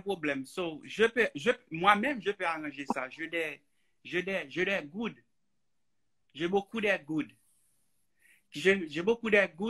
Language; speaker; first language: French; non-native, learner; Haitian Creole